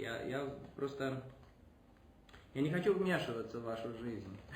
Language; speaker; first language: Russian; early bilingual, heritage; Russian